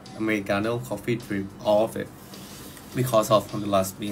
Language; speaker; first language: English; non-native, learner; Thai